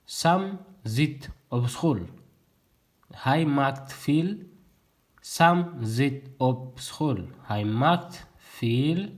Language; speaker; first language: Dutch; non-native, fluent; Tigrinya